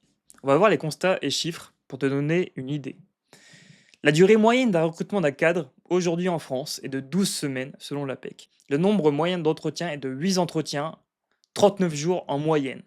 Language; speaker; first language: French; native; French